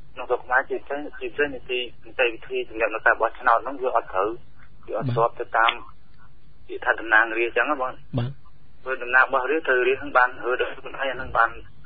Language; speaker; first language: Khmer; native; Khmer